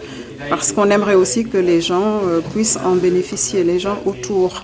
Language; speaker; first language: French; non-native, local second language; Wolof